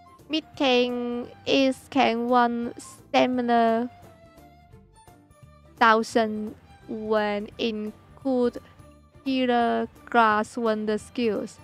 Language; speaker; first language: English; non-native, local second language; Cantonese